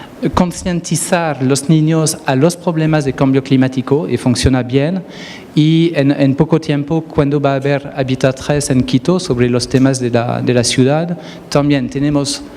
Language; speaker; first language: Spanish; non-native, fluent; French